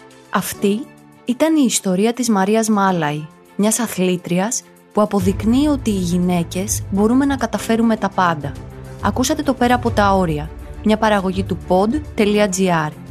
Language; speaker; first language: Greek; native; Greek